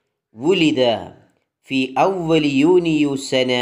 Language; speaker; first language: Arabic; non-native, fluent; Malayalam